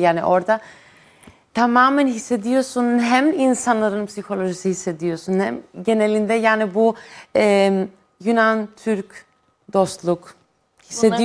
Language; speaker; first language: Turkish; non-native, fluent; Greek